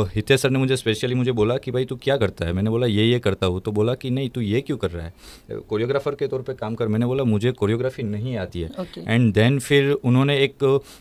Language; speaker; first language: Hindi; non-native, local second language; Gujarati